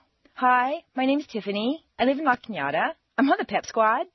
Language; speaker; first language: English; native; English